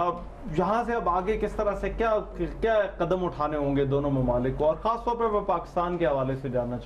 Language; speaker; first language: Urdu; native; Urdu